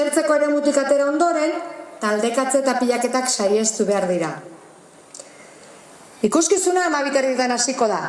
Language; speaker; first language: Basque; native; Basque